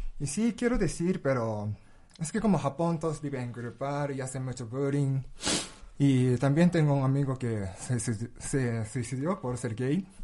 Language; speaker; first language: Spanish; non-native, learner; Japanese